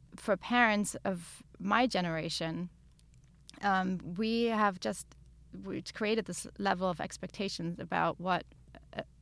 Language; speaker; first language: English; non-native, fluent; German